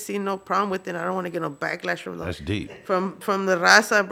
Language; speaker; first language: English; early bilingual, other home language; Spanish